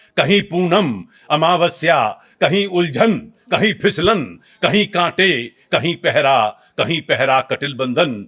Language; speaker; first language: Hindi; native; Hindi